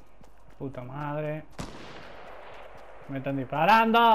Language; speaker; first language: Spanish; native; Spanish